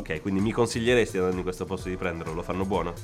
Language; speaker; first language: Italian; native; Italian